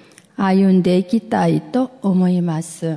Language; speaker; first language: Japanese; non-native, fluent; Korean